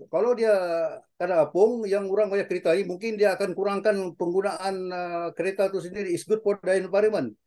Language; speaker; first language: Malay; native; Malay